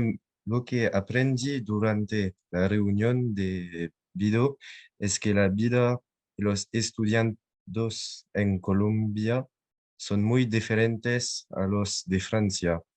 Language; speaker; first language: Spanish; non-native, learner; French